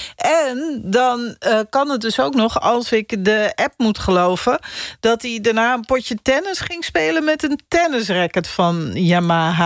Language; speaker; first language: Dutch; native; Dutch